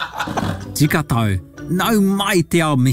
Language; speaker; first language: Māori; non-native, learner; English